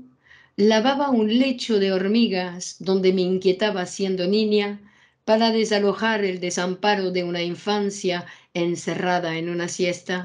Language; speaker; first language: Spanish; native; Spanish